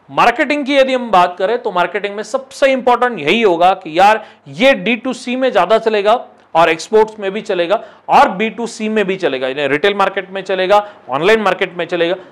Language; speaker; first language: Hindi; non-native, local second language; Marathi